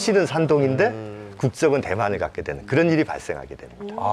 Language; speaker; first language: Korean; native; Korean